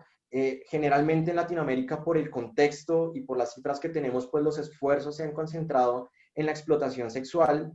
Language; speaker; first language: Spanish; native; Spanish